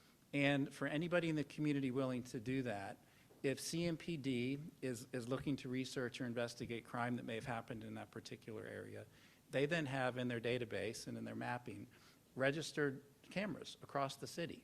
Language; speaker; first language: English; native; English